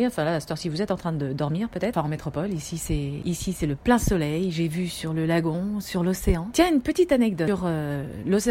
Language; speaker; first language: French; native; French